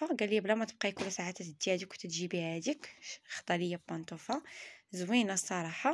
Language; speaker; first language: Arabic; native; Arabic